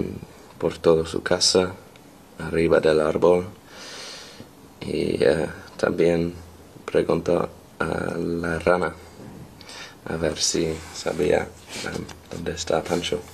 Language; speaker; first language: Spanish; non-native, learner; English